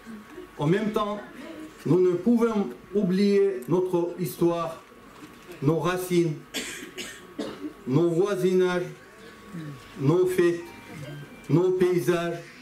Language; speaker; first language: French; non-native, fluent; Chechen